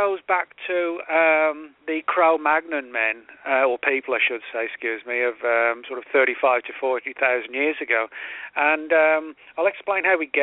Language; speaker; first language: English; native; English